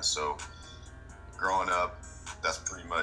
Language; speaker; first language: English; native; English